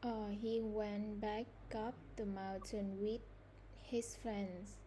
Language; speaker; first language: English; non-native, learner; Vietnamese